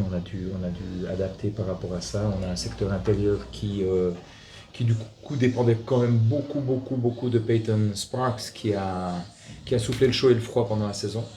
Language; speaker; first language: French; native; French